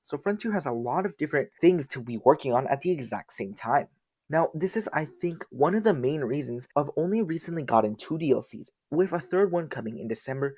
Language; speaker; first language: English; native; English